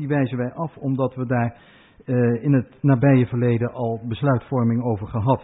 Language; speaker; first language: Dutch; native; Dutch